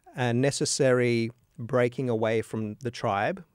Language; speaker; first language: English; native; English